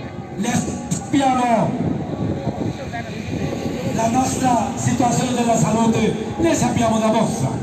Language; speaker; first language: Italian; non-native, fluent; Bangla